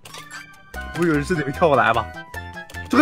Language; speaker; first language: Chinese; native; Chinese